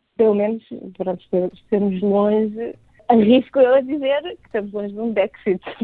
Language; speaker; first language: Portuguese; native; Portuguese